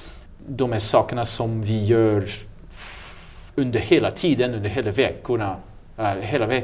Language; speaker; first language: Swedish; non-native, learner; English